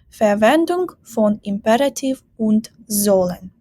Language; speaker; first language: German; non-native, fluent; Ukrainian